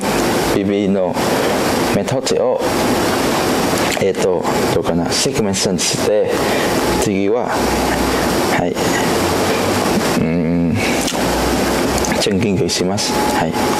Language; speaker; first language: Japanese; non-native, learner; Cantonese